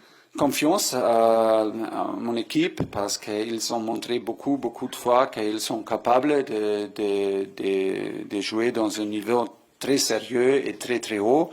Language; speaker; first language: French; non-native, fluent; German